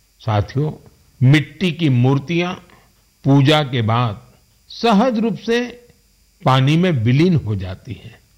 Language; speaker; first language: Hindi; non-native, local second language; Gujarati